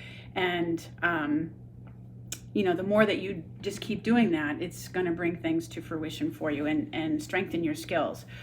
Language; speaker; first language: English; native; English